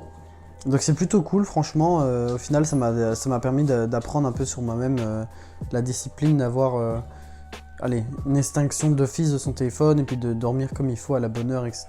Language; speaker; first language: French; native; French